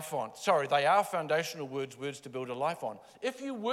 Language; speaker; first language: English; native; English